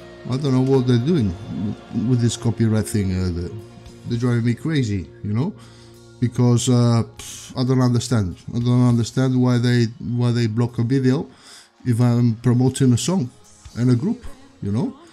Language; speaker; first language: English; non-native, fluent; Spanish